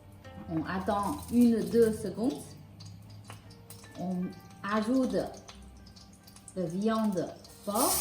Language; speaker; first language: French; non-native, local second language; Chinese